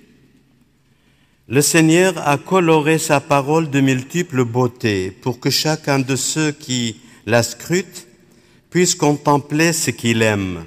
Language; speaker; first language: French; non-native, local second language; Arabic